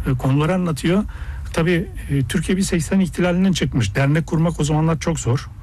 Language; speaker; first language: Turkish; early bilingual, heritage; Turkish